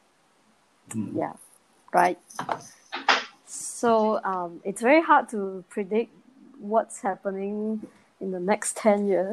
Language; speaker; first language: English; non-native, local second language; Chinese